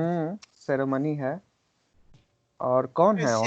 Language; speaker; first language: Hindi; native; Hindi